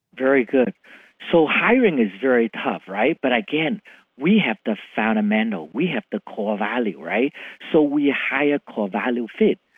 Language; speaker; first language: English; non-native, fluent; Vietnamese